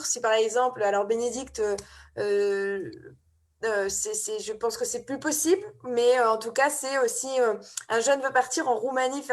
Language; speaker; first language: French; native; French